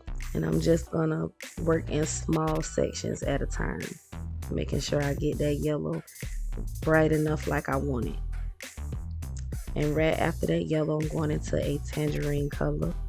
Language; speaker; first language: English; native; English